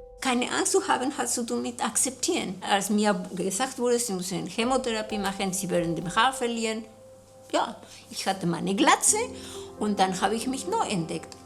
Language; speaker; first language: German; non-native, fluent; Spanish